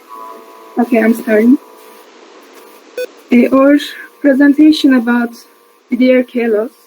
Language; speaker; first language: English; non-native, learner; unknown